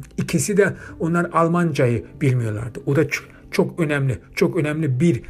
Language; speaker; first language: Turkish; early bilingual, heritage; Turkish